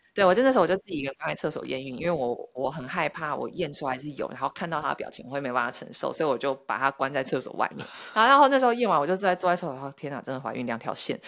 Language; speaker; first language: Chinese; native; Chinese